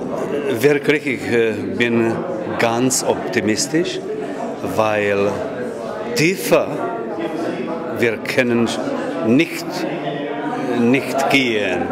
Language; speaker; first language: German; non-native, learner; Czech